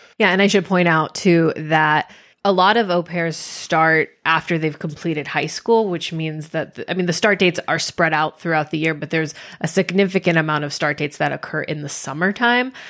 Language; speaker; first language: English; native; English